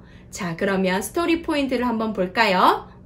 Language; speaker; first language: Korean; native; Korean